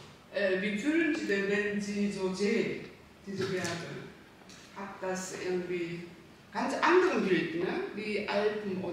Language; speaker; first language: German; non-native, learner; Korean